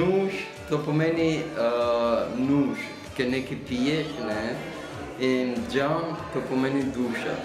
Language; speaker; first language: Slovenian; non-native, learner; Persian